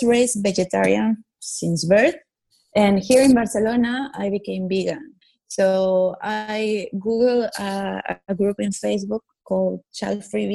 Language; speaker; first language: English; non-native, fluent; Italian